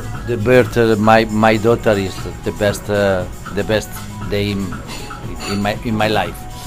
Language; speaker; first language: English; non-native, learner; Italian